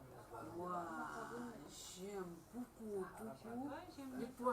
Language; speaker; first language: French; non-native, learner; Arabic